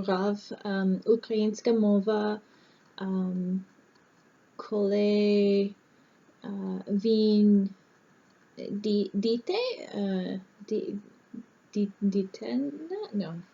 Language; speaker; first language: Ukrainian; non-native, learner; English